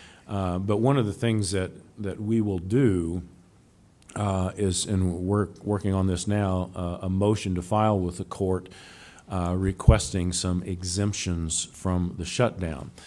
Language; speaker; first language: English; native; English